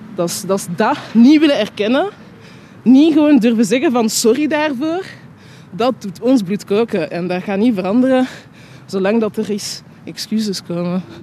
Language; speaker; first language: Dutch; early bilingual, other home language; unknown